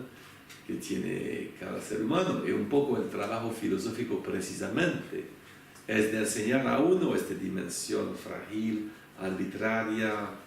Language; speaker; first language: Spanish; non-native, fluent; French